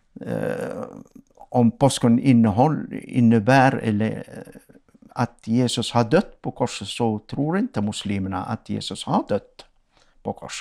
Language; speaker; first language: Swedish; non-native, fluent; Arabic